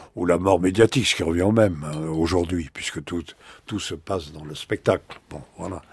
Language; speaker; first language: French; native; French